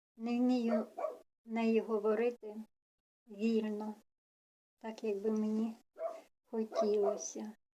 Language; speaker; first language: Ukrainian; non-native, local second language; Russian